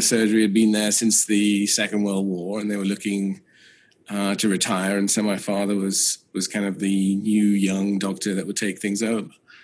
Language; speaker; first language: English; native; English